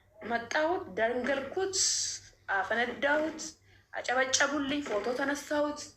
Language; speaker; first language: Amharic; non-native, local second language; Oromo